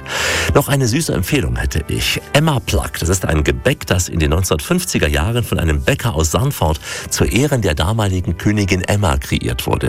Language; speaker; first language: German; native; German